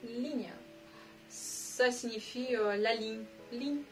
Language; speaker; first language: French; non-native, fluent; Russian